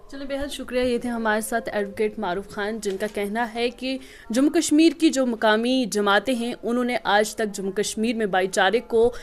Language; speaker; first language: Hindi; non-native, local second language; Kashmiri